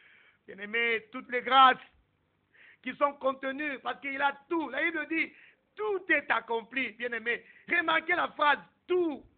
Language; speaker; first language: French; non-native, local second language; Lingala